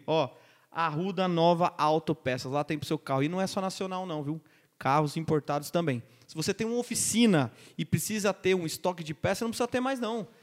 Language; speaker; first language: Portuguese; native; Portuguese